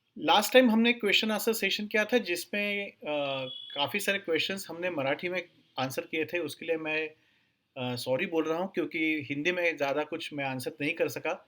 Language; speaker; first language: Hindi; non-native, local second language; Marathi